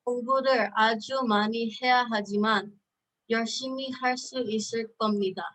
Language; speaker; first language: Korean; early bilingual, heritage; Korean